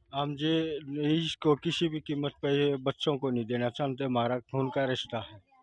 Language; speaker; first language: Hindi; native; Hindi